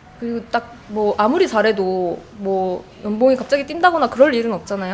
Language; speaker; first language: Korean; native; Korean